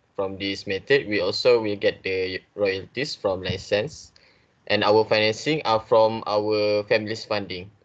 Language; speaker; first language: English; non-native, learner; Malay